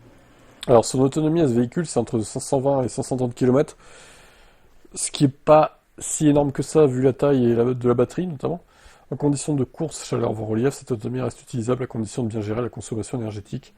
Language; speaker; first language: French; native; French